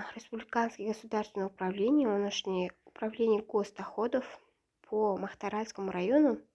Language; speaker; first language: Russian; non-native, local second language; Kazakh